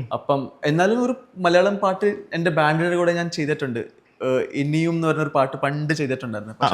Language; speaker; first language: Malayalam; early bilingual, heritage; Malayalam